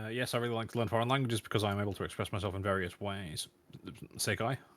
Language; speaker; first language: English; non-native, learner; Japanese